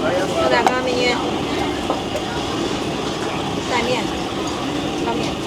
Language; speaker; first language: Chinese; native; Chinese